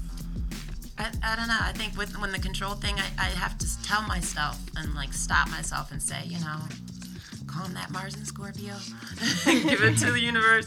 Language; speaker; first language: English; native; English